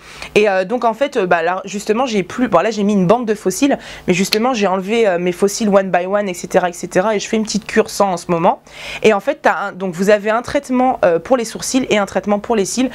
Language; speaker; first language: French; native; French